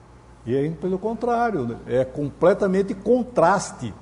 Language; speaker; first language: Portuguese; native; Portuguese